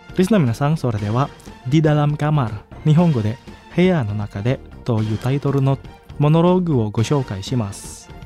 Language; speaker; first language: Japanese; non-native, fluent; Indonesian